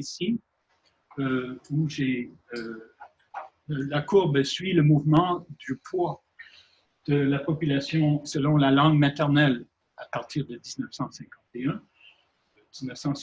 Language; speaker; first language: French; native; French